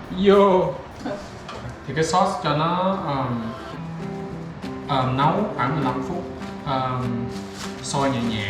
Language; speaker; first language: Vietnamese; early bilingual, heritage; Vietnamese